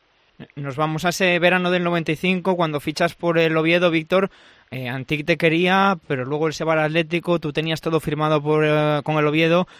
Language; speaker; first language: Spanish; native; Spanish